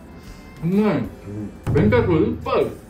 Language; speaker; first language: Japanese; non-native, learner; Korean